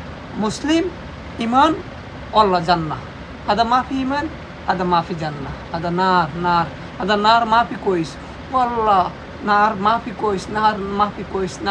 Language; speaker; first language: Arabic; non-native, learner; Bangla